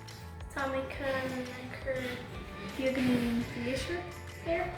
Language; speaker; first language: Irish; non-native, local second language; English